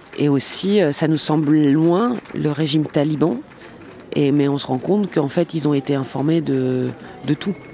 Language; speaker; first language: French; native; French